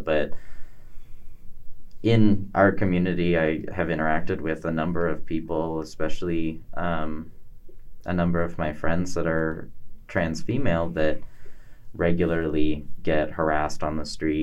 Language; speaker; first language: English; native; English